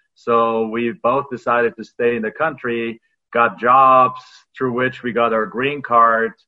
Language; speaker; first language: English; non-native, fluent; German